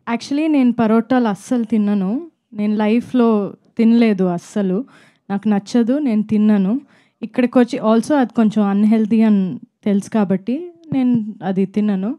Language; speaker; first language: Telugu; non-native, fluent; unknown